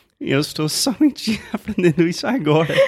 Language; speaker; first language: Portuguese; non-native, fluent; English